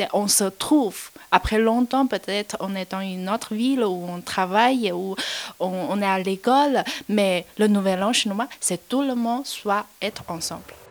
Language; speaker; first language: French; non-native, learner; Chinese